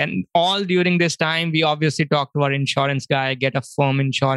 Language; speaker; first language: English; non-native, local second language; Hindi